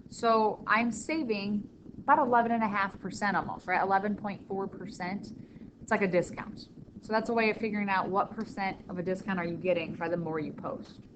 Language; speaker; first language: English; native; English